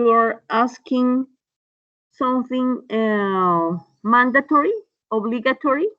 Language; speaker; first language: English; non-native, learner; Spanish